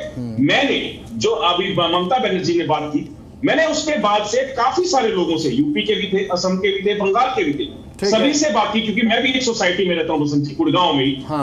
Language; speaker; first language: Hindi; native; Hindi